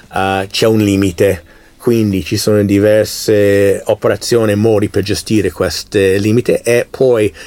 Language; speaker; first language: Italian; non-native, fluent; English